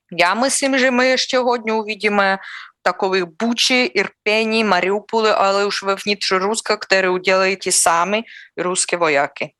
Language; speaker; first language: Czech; non-native, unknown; Russian